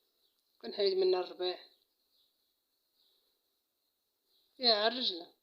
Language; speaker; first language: Arabic; native; Arabic